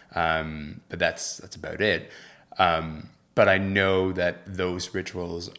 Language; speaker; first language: English; early bilingual, other home language; Arabic